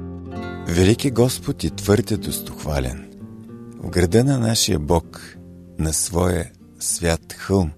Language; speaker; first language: Bulgarian; native; Bulgarian